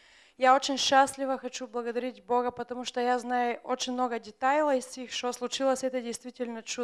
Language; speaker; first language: Russian; non-native, fluent; Bulgarian